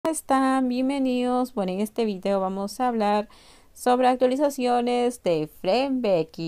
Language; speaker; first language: Spanish; native; Spanish